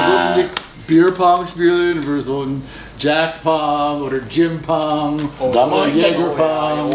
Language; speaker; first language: German; non-native, fluent; English